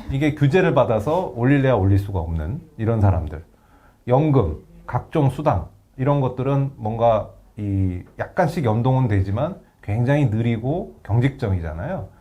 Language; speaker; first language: Korean; native; Korean